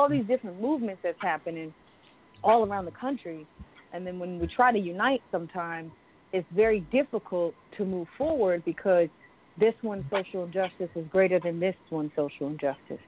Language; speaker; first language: English; native; English